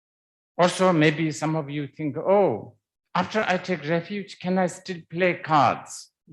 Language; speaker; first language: English; non-native, fluent; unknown